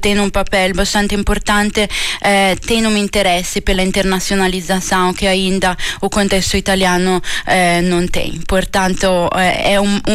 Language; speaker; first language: Portuguese; non-native, fluent; Italian